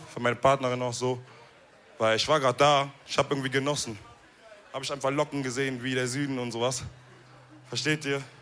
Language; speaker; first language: German; early bilingual, other home language; Wolof